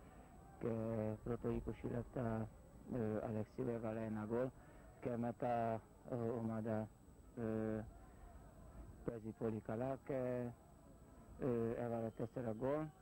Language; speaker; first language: Greek; non-native, learner; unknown